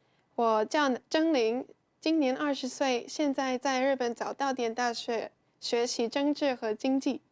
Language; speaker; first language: Chinese; non-native, fluent; Japanese